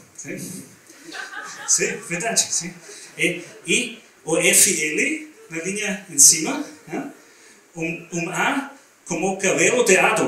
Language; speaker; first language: Portuguese; non-native, learner; German